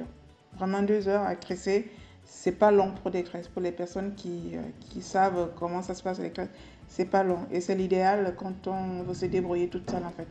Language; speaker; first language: French; native; French